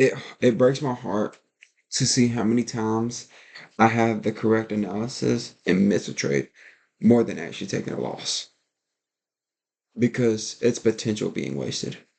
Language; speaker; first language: English; native; English